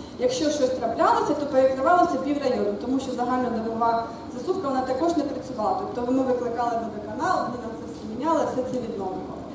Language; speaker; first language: Ukrainian; non-native, local second language; Russian